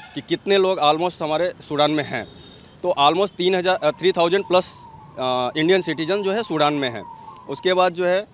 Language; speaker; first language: Hindi; native; Hindi